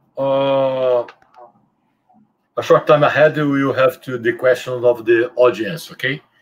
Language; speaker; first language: English; non-native, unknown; Portuguese